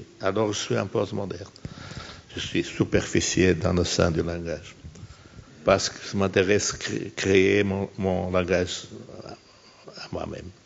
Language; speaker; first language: French; non-native, fluent; Portuguese